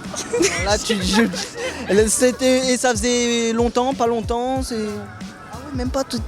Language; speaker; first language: French; native; French